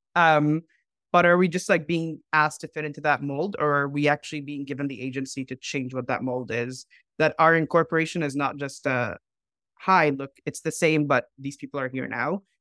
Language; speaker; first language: English; non-native, fluent; Arabic